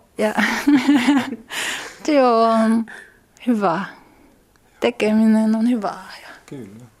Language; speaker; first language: Finnish; non-native, learner; Korean